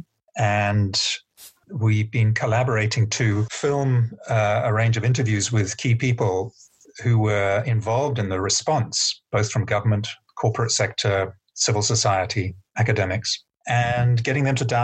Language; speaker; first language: English; native; English